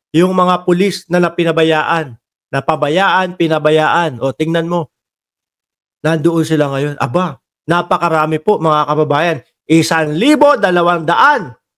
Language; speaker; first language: Filipino; native; Filipino